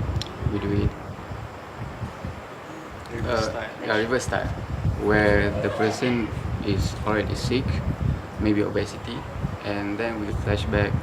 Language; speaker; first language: English; non-native, learner; Malay